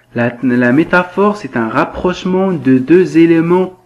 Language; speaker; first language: French; non-native, local second language; Arabic